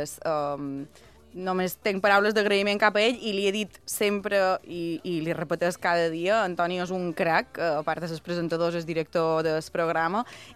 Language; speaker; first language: Catalan; native; Catalan